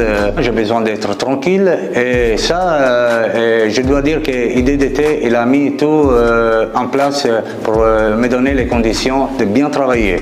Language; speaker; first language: French; non-native, fluent; Italian